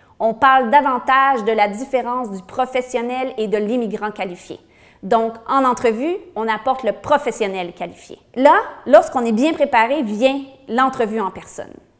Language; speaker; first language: French; native; French